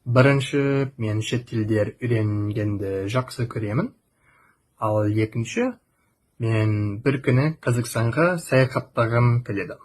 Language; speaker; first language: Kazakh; non-native, learner; English